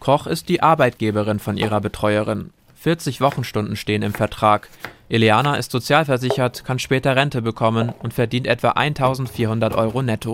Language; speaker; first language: German; native; German